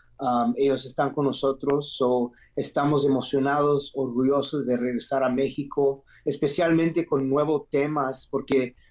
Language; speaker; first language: Spanish; early bilingual, heritage; English